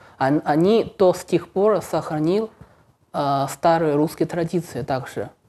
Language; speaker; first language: Russian; non-native, learner; Chinese